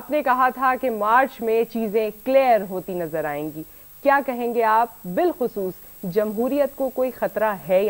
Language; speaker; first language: Urdu; native; Urdu